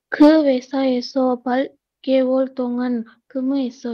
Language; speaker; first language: Korean; non-native, learner; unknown